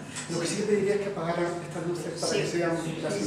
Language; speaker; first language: Spanish; native; Spanish